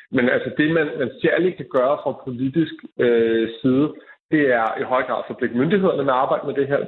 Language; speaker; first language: Danish; native; Danish